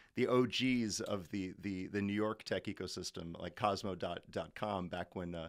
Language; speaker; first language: English; native; English